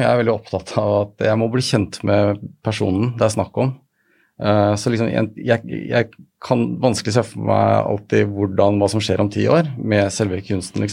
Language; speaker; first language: Norwegian; native; Norwegian